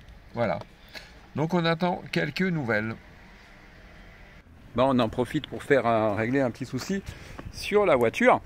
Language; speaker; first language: French; native; French